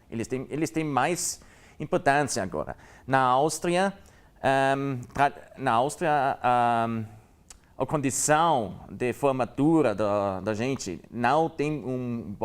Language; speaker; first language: Portuguese; non-native, learner; German